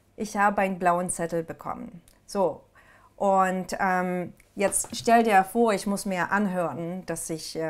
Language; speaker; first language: German; non-native, fluent; Ukrainian